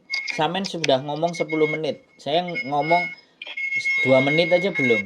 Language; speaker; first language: Indonesian; non-native, local second language; Javanese